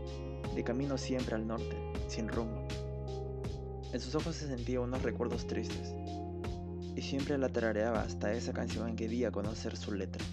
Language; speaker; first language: Spanish; native; Spanish